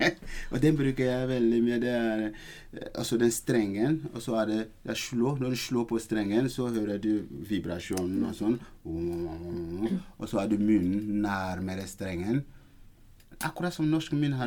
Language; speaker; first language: Norwegian; non-native, fluent; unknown